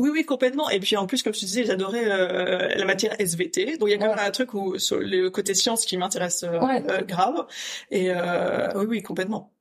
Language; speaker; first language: French; native; French